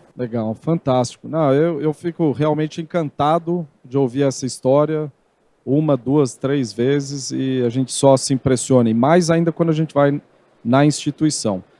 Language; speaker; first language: Portuguese; native; Portuguese